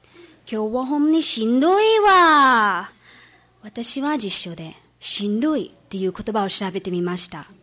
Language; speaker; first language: Japanese; non-native, fluent; English